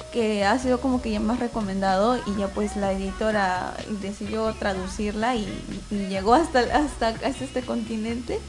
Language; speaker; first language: Spanish; native; Spanish